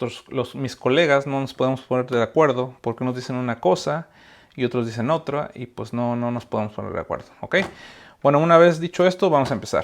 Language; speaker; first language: Spanish; native; Spanish